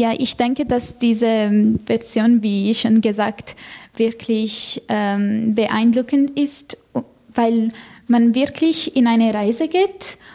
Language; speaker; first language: German; non-native, fluent; Italian